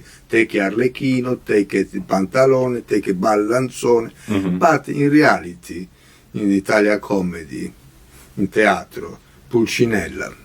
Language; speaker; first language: English; non-native, learner; Italian